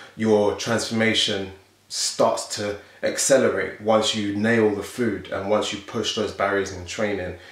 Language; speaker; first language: English; native; English